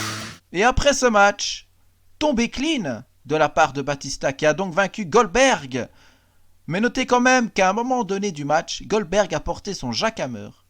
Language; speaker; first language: French; native; French